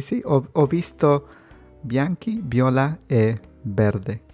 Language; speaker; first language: Italian; non-native, learner; Spanish